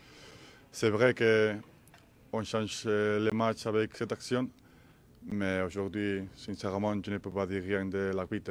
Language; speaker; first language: French; non-native, learner; Spanish